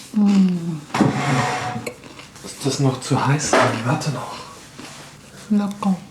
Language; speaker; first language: German; non-native, local second language; Korean